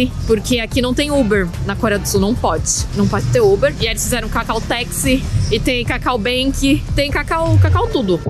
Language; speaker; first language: Portuguese; native; Portuguese